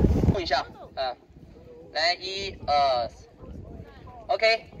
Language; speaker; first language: Chinese; native; Chinese